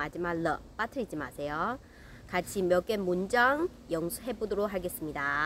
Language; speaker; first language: Korean; non-native, fluent; Chinese